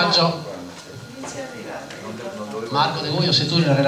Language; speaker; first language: Italian; native; Italian